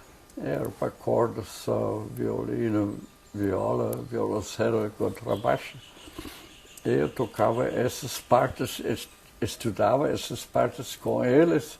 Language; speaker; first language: Portuguese; non-native, fluent; German